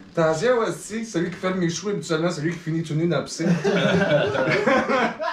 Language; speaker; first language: French; native; French